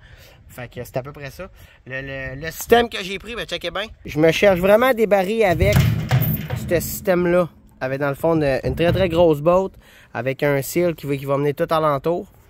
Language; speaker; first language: French; native; French